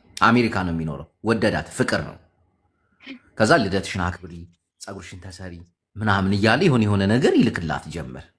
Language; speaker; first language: Amharic; native; Amharic